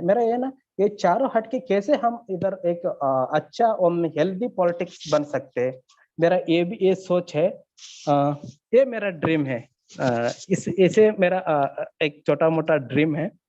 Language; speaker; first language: Hindi; non-native, learner; Kannada